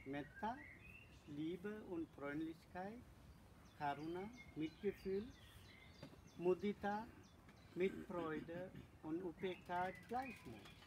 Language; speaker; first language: German; non-native, learner; Sinhala